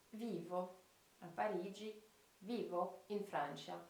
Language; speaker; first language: Italian; non-native, fluent; French